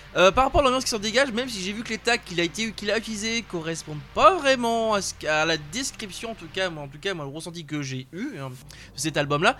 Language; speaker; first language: French; native; French